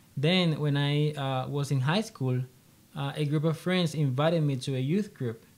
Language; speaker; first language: English; non-native, fluent; Spanish